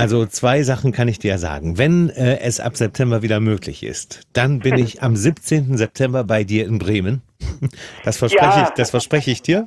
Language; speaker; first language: German; native; German